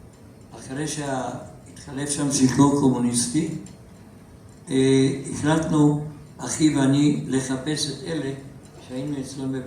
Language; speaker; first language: Hebrew; non-native, fluent; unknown